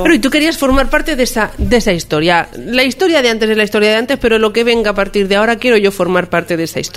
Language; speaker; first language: Spanish; native; Spanish